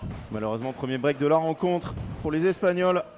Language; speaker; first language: French; native; French